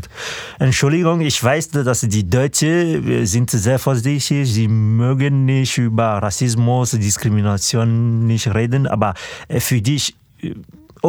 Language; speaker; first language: German; non-native, fluent; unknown